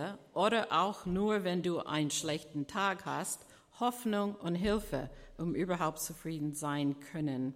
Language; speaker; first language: German; non-native, fluent; English